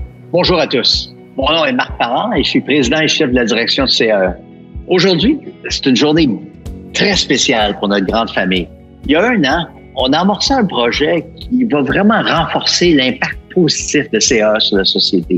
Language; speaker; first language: French; native; French